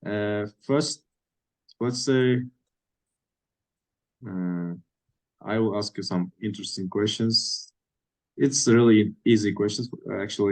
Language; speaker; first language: English; non-native, fluent; Russian